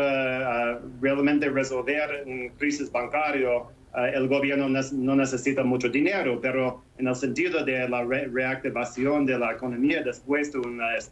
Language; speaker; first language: Spanish; non-native, fluent; English